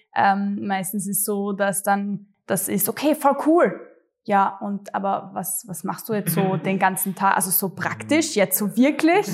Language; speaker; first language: German; native; German